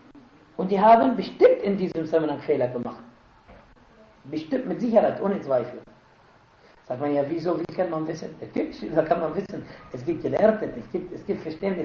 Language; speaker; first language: German; non-native, fluent; Arabic